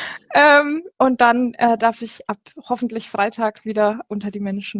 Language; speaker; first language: German; native; German